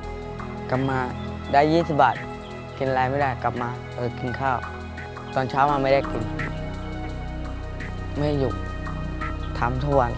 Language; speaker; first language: Thai; non-native, fluent; Khmer